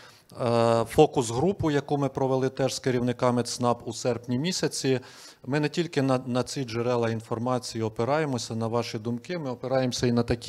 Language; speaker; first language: Ukrainian; native; Ukrainian